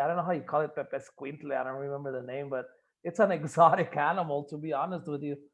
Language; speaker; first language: English; non-native, fluent; Spanish